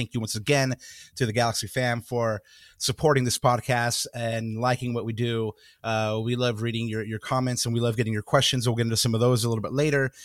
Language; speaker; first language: English; early bilingual, other home language; Spanish